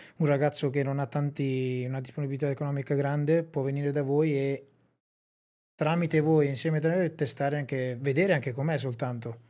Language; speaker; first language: Italian; native; Italian